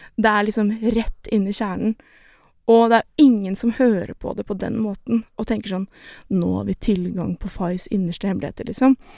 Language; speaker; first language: Norwegian; native; Norwegian